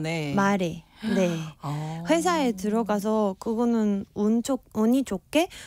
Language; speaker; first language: Korean; non-native, fluent; Spanish